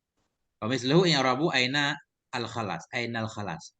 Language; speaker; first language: Arabic; non-native, fluent; Indonesian